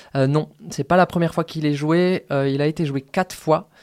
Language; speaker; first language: French; native; French